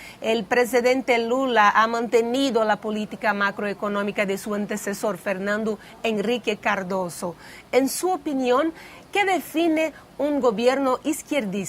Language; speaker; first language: Spanish; non-native, fluent; Portuguese